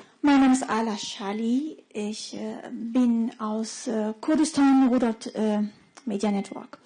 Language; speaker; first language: German; non-native, fluent; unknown